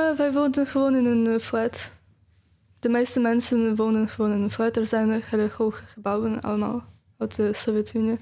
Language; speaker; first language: Dutch; non-native, fluent; Ukrainian